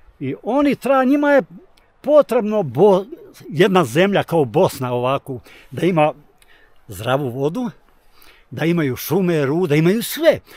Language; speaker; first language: Croatian; native; Croatian